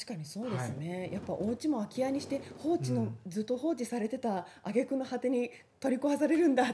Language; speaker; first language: Japanese; native; Japanese